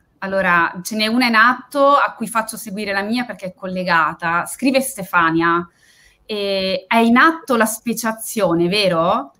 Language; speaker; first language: Italian; native; Italian